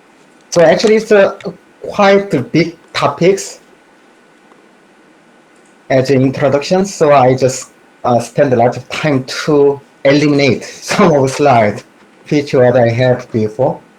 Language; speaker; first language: English; non-native, fluent; Korean